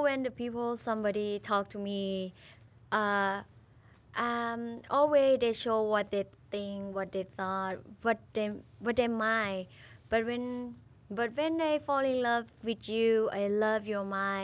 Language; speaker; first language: English; non-native, learner; Thai